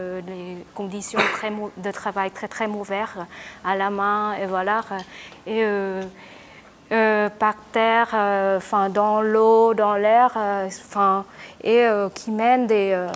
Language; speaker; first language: French; non-native, learner; Vietnamese